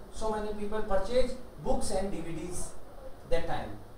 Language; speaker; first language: English; non-native, local second language; Hindi